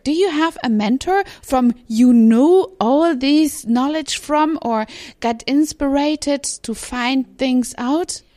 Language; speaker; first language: English; non-native, fluent; German